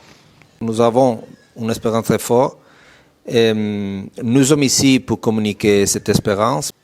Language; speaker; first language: French; non-native, fluent; Italian